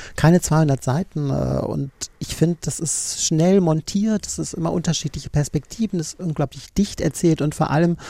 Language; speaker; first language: German; native; German